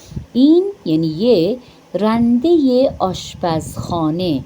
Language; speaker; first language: Persian; non-native, fluent; Urdu